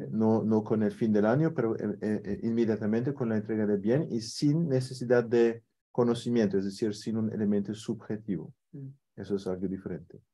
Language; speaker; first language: Spanish; non-native, fluent; German